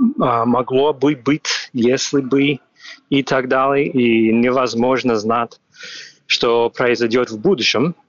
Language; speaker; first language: Russian; non-native, fluent; English